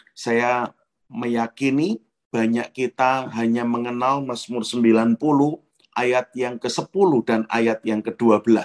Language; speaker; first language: Indonesian; native; Indonesian